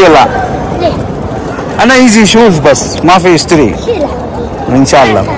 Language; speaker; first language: Hindi; native; Hindi